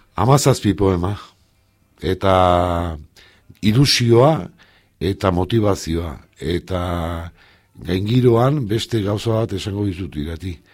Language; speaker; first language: Basque; native; Basque